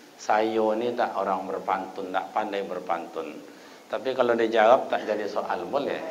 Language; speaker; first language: Malay; non-native, local second language; Minangkabau